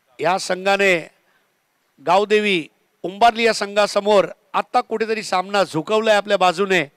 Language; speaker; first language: Marathi; native; Marathi